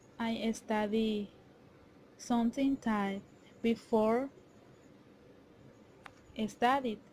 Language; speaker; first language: English; non-native, learner; Spanish